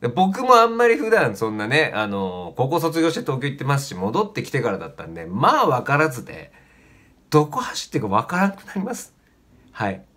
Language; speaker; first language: Japanese; native; Japanese